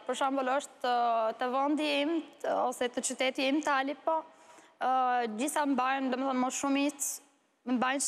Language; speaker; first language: Albanian; non-native, learner; Arabic